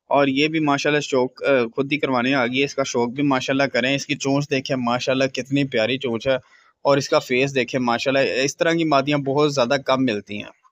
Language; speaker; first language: Hindi; native; Hindi